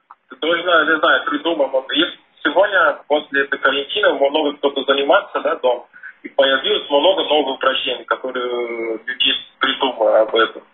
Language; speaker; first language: Russian; non-native, fluent; Portuguese